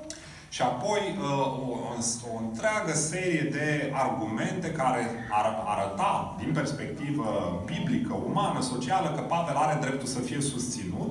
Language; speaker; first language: Romanian; native; Romanian